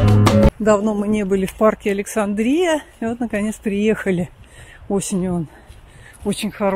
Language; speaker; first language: Russian; native; Russian